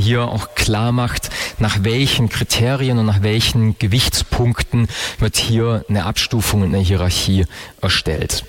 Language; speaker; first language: German; native; German